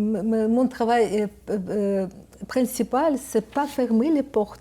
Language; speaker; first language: French; non-native, learner; Ukrainian